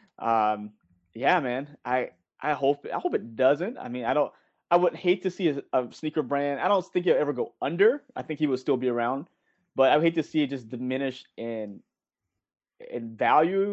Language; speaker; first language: English; native; English